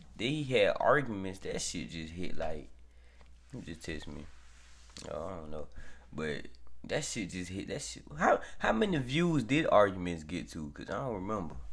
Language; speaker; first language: English; native; English